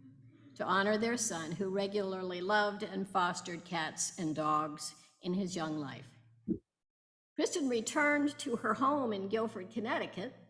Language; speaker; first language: English; native; English